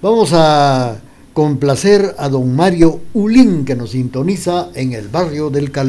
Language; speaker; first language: Spanish; native; Spanish